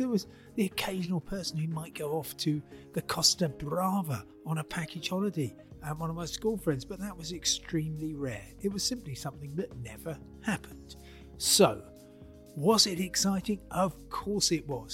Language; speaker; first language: English; native; English